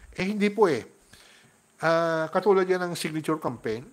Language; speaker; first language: Filipino; non-native, local second language; Hiligaynon